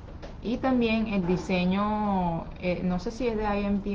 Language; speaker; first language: Spanish; non-native, fluent; Chinese